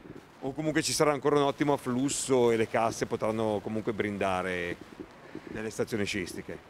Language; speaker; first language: Italian; native; Italian